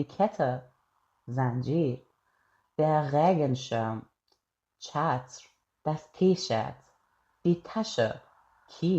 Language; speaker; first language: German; non-native, fluent; Persian